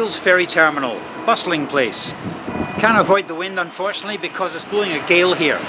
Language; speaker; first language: English; native; English